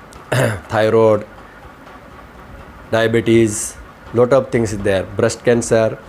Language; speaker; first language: English; non-native, learner; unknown